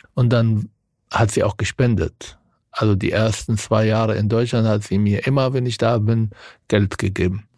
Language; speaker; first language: German; non-native, fluent; Arabic